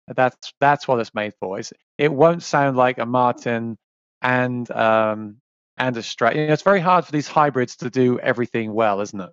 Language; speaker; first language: English; native; English